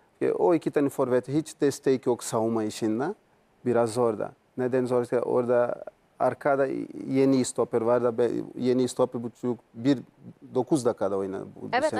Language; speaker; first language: Turkish; non-native, learner; Portuguese